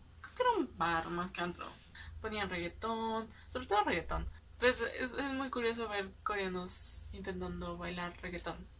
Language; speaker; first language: Spanish; native; Spanish